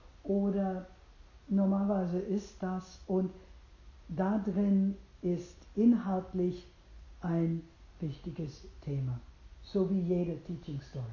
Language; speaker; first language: German; non-native, fluent; English